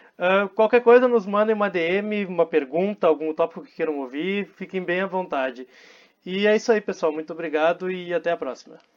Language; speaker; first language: Portuguese; native; Portuguese